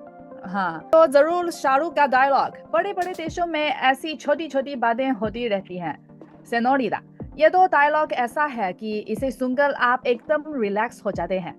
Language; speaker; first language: Hindi; non-native, fluent; Chinese